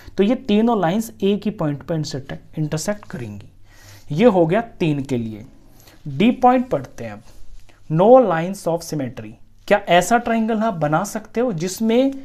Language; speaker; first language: Hindi; native; Hindi